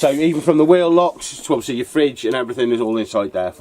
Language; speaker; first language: English; native; English